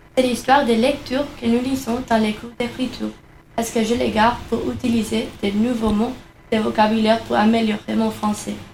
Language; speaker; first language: French; non-native, learner; Spanish